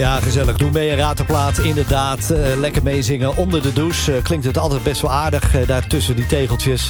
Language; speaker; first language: Dutch; native; Dutch